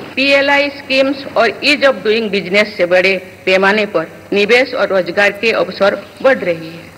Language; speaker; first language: Hindi; non-native, local second language; Santali